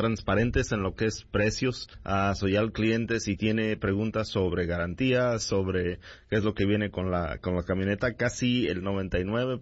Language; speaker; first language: Spanish; early bilingual, heritage; Spanish